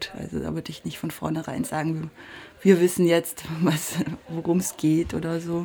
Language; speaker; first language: German; native; German